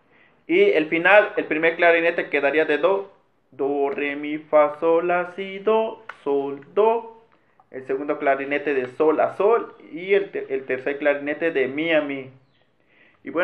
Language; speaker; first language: Spanish; native; Spanish